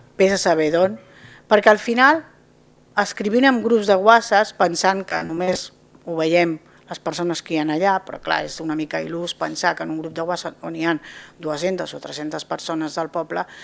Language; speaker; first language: Catalan; non-native, local second language; Spanish